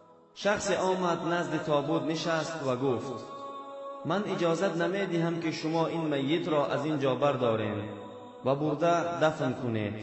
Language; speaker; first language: Persian; non-native, local second language; Tajik